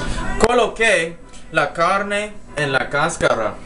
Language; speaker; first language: Spanish; non-native, learner; English